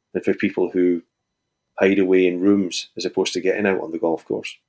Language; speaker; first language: English; native; English